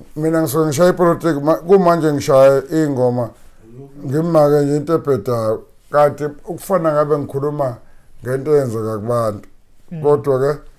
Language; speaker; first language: Zulu; native; Zulu